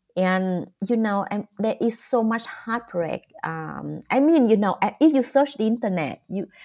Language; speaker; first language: English; non-native, fluent; Vietnamese